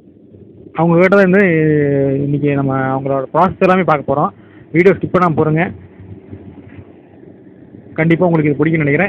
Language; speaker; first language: Tamil; native; Tamil